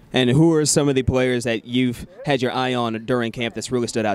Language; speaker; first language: English; native; English